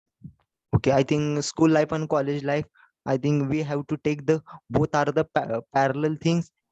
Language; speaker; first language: English; non-native, learner; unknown